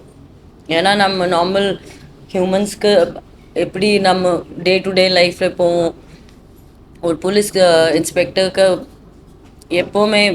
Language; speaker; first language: Tamil; non-native, fluent; Hindi